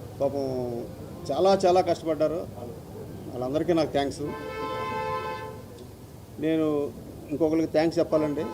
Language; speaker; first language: Telugu; native; Telugu